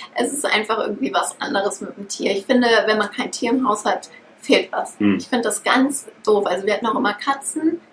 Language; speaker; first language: German; native; German